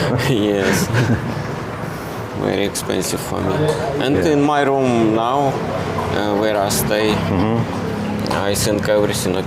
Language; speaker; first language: English; non-native, learner; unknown